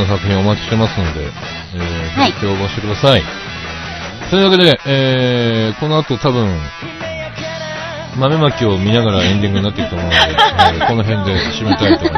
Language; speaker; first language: Japanese; native; Japanese